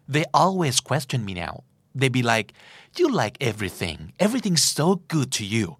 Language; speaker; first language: English; non-native, fluent; Thai